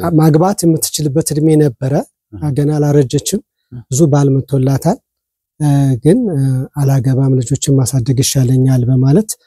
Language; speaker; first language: Amharic; native; Amharic